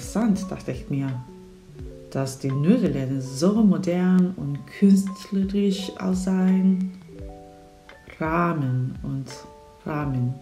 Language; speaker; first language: German; non-native, fluent; Korean